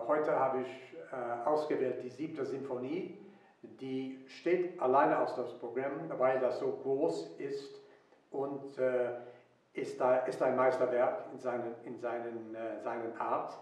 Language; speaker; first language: German; non-native, fluent; English